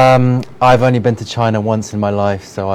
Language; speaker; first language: English; non-native, fluent; French